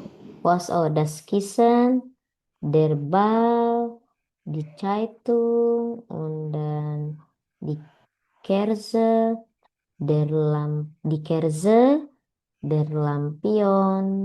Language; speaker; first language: German; non-native, learner; Indonesian